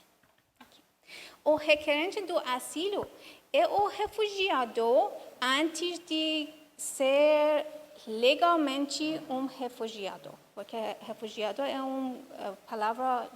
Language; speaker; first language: Portuguese; non-native, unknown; Persian